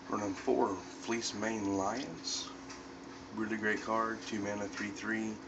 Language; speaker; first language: English; native; English